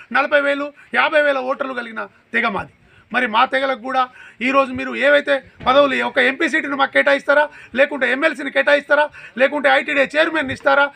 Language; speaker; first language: Telugu; native; Telugu